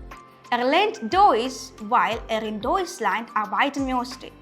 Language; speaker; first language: German; non-native, fluent; Malayalam